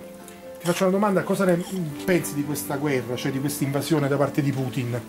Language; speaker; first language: Italian; native; Italian